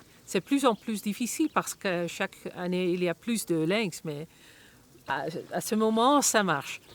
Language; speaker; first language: French; non-native, learner; Spanish